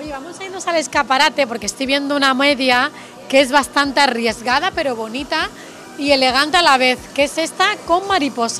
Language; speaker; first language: Spanish; native; Spanish